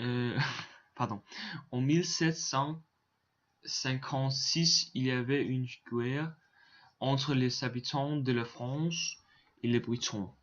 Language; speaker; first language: French; non-native, learner; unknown